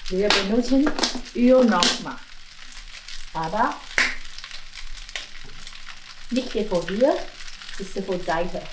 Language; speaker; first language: German; non-native, learner; Chinese